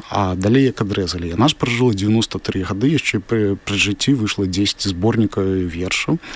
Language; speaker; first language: Belarusian; non-native, local second language; Russian